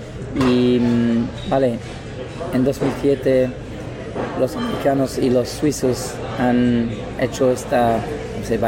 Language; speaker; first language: Spanish; non-native, learner; French